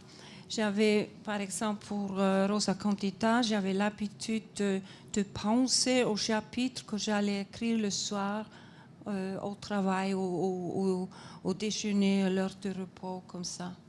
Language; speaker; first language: French; non-native, fluent; Icelandic